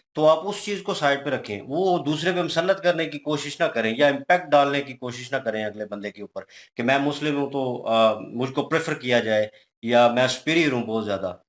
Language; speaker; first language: Urdu; non-native, local second language; Punjabi